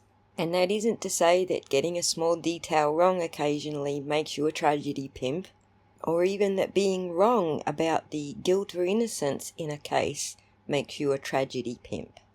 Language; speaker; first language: English; native; English